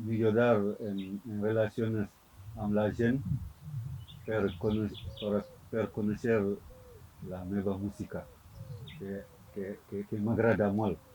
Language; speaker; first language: Catalan; non-native, learner; Fula